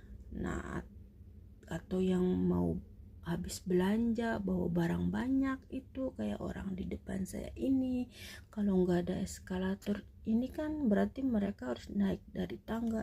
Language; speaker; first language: Indonesian; native; Indonesian